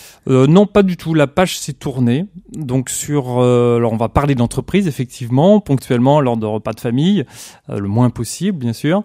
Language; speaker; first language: French; native; French